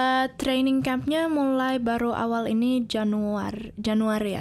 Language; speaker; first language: Indonesian; early bilingual, heritage; Indonesian